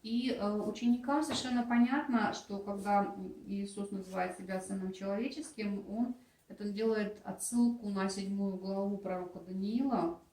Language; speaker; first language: Russian; native; Russian